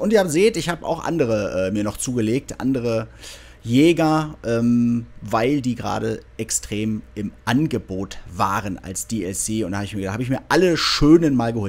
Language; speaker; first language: German; native; German